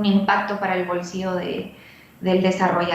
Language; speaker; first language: Spanish; native; Spanish